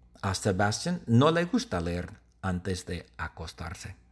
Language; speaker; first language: Spanish; non-native, learner; English